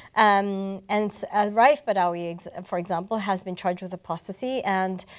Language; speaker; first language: English; non-native, local second language; Malay